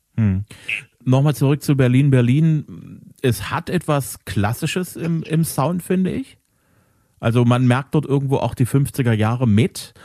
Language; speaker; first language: German; native; German